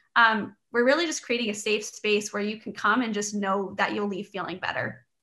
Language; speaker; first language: English; native; English